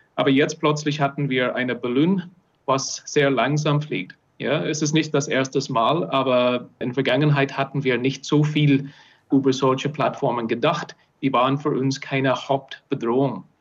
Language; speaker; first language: German; non-native, fluent; English